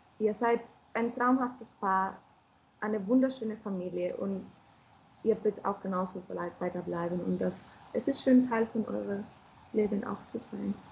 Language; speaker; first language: German; non-native, fluent; Spanish